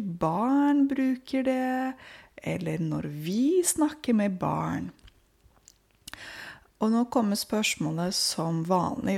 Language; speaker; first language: Norwegian; non-native, fluent; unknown